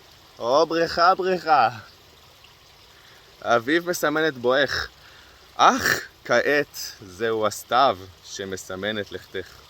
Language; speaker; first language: Hebrew; native; Hebrew